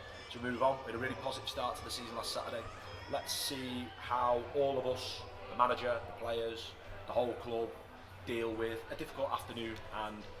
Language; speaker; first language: English; native; English